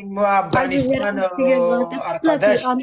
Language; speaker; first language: English; non-native, learner; Pashto